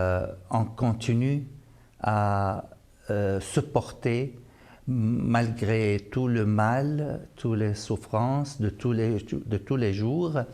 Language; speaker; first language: French; non-native, fluent; Arabic